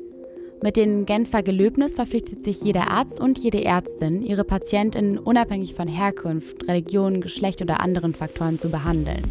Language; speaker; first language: German; native; German